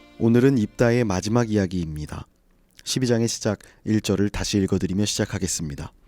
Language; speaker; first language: Korean; native; Korean